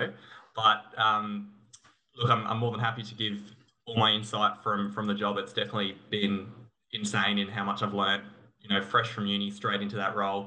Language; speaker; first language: English; native; English